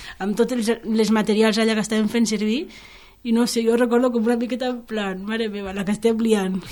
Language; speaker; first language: Catalan; native; Catalan